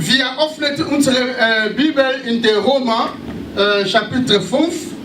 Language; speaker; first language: German; non-native, learner; French